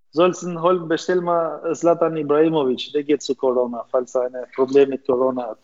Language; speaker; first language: German; non-native, fluent; Albanian